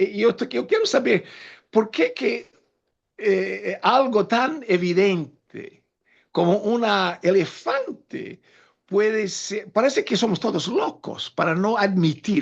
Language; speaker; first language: Spanish; non-native, fluent; English